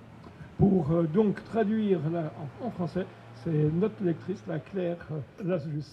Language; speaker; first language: French; native; French